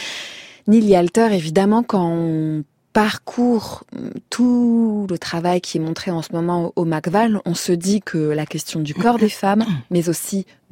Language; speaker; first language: French; native; French